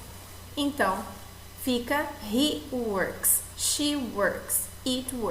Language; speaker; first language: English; non-native, fluent; Portuguese